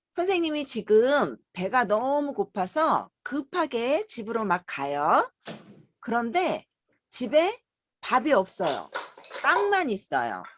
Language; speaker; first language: Korean; native; Korean